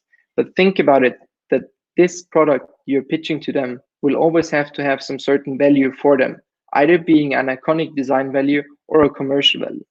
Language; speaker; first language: English; non-native, fluent; German